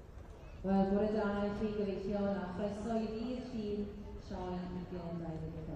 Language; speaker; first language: Welsh; native; Welsh